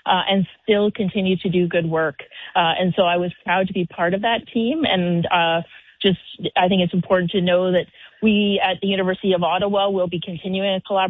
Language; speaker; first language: English; native; English